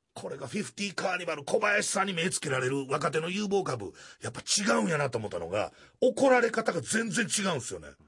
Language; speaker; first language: Japanese; native; Japanese